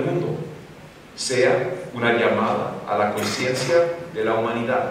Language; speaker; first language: Spanish; non-native, fluent; English